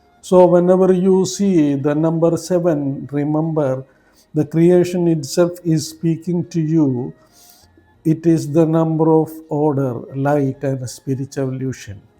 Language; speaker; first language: English; non-native, local second language; Malayalam